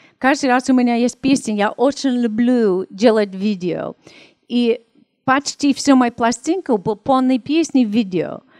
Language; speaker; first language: Russian; non-native, learner; English